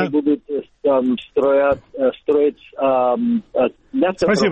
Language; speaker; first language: Russian; non-native, learner; English